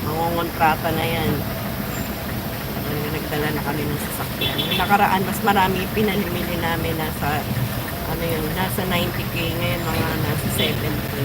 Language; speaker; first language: Filipino; native; Filipino